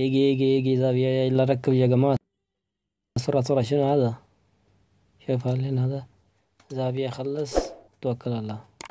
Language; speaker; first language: Arabic; non-native, learner; Urdu